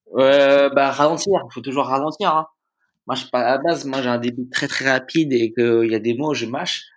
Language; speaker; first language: French; early bilingual, other home language; Vietnamese